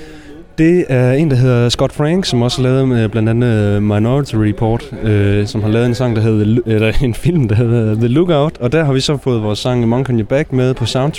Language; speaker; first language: Danish; native; Danish